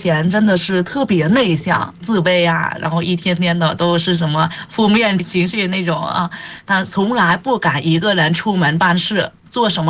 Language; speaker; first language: Chinese; non-native, fluent; Vietnamese